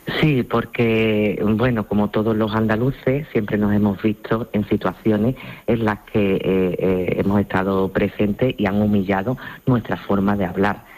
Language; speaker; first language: Spanish; native; Spanish